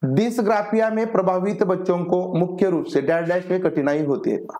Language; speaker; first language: Hindi; non-native, local second language; Marathi